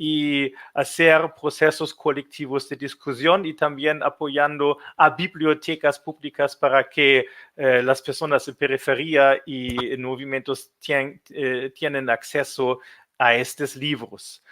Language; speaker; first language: Spanish; non-native, fluent; German